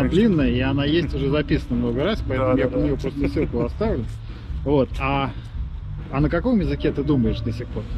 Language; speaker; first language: Russian; native; Russian